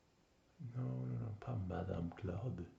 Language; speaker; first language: French; non-native, learner; English